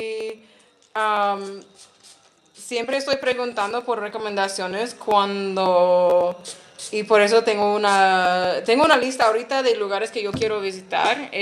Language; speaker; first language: Spanish; non-native, learner; English